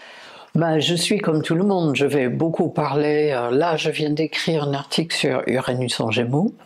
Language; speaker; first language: French; non-native, fluent; English